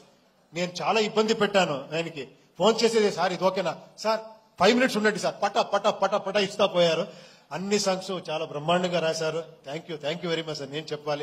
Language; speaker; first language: Telugu; non-native, local second language; Kannada